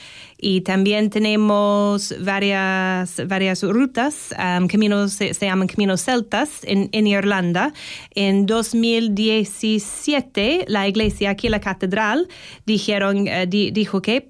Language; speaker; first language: Spanish; non-native, learner; English